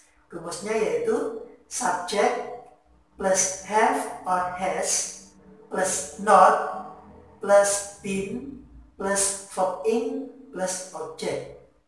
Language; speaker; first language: English; non-native, fluent; Indonesian